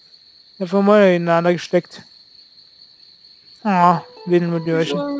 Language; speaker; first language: German; native; German